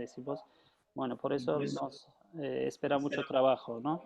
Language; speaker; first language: Spanish; non-native, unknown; Turkish